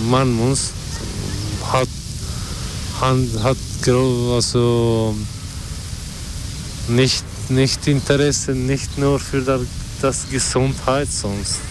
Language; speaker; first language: German; non-native, learner; Albanian